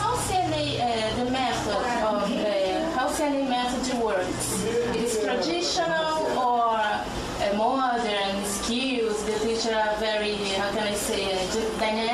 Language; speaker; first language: English; non-native, learner; Portuguese